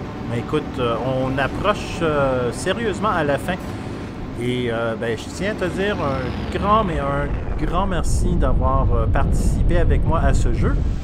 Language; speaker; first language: French; native; French